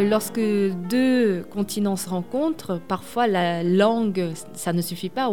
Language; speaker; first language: French; early bilingual, other home language; Korean